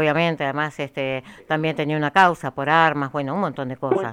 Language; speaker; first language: Spanish; native; Spanish